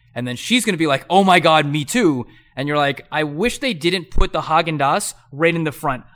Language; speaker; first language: English; native; English